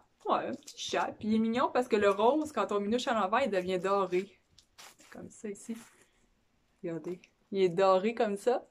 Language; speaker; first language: French; native; French